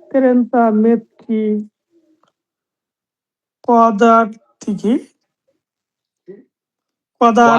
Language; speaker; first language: Italian; non-native, learner; Bangla